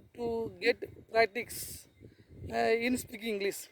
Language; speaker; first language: English; non-native, learner; Tamil